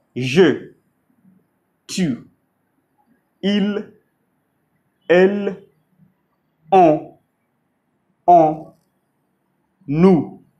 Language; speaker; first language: French; non-native, fluent; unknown